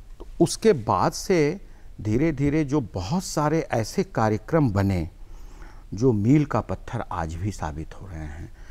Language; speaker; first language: Hindi; native; Hindi